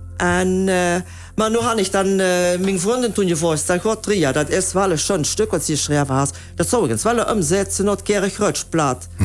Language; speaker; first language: Dutch; native; Dutch